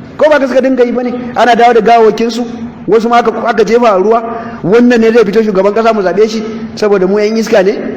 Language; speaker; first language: Hausa; native; Hausa